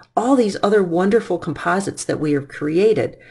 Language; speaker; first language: English; native; English